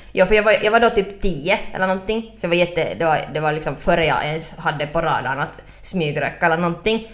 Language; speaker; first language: Swedish; native; Swedish